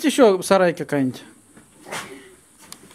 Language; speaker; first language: Russian; native; Russian